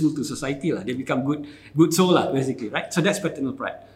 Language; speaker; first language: English; non-native, local second language; Malay